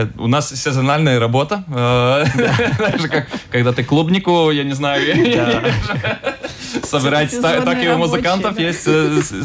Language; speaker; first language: Russian; non-native, local second language; Latvian